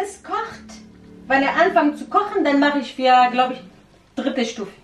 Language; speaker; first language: German; non-native, learner; Central Kurdish